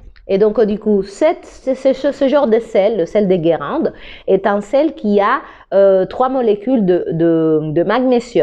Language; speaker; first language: French; non-native, fluent; Spanish